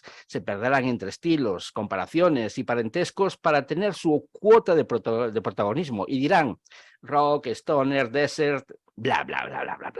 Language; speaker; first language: Spanish; native; Spanish